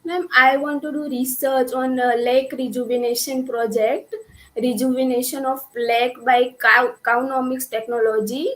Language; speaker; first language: English; non-native, local second language; Gujarati